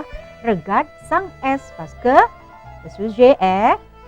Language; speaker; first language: French; non-native, fluent; Indonesian